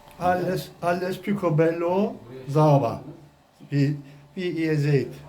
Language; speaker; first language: German; non-native, local second language; Turkish